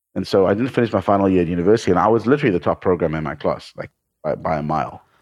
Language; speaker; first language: English; native; English